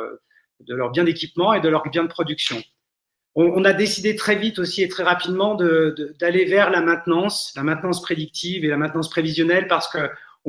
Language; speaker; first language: French; native; French